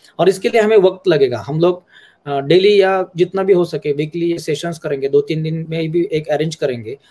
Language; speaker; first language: Hindi; non-native, local second language; Marathi